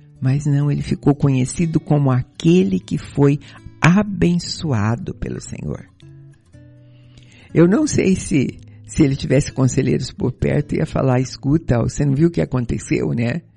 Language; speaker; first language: Portuguese; native; Portuguese